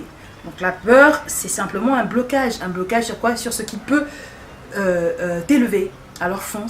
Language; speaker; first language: French; native; French